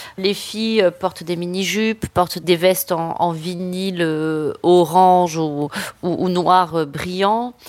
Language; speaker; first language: French; native; French